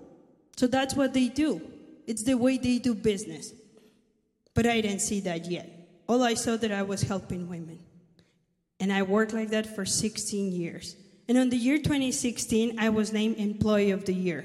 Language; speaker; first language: English; non-native, fluent; Spanish